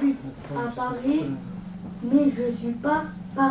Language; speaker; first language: French; non-native, learner; Kurdish